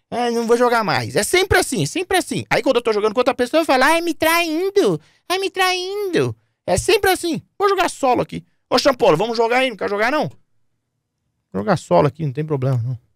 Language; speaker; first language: Portuguese; native; Portuguese